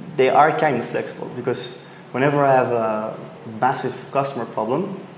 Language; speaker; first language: English; non-native, fluent; Dutch